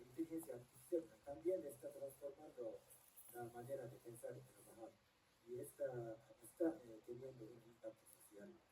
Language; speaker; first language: Spanish; non-native, fluent; Japanese